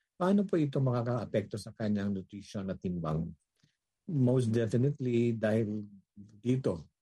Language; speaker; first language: Filipino; non-native, local second language; Hiligaynon